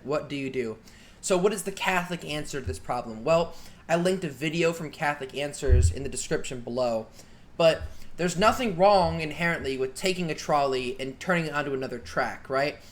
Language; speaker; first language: English; native; English